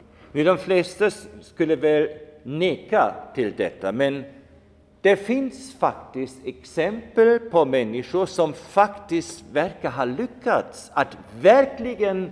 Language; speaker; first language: Swedish; non-native, fluent; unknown